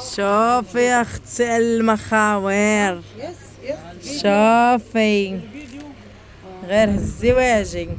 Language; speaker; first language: Arabic; native; Arabic